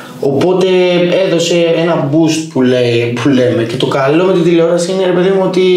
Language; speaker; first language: Greek; early bilingual, other home language; Albanian